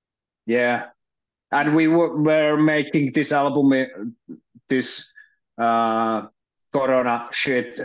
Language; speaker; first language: English; non-native, learner; Finnish